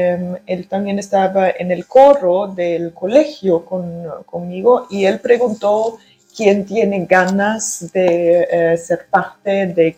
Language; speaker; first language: Spanish; early bilingual, heritage; German